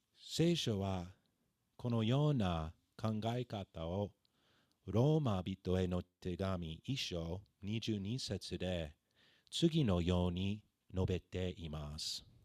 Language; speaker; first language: Japanese; non-native, fluent; English